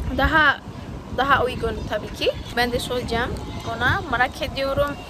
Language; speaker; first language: Turkish; non-native, learner; Indonesian